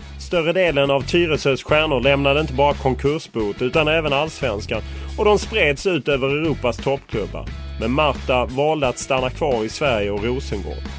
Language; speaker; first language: Swedish; native; Swedish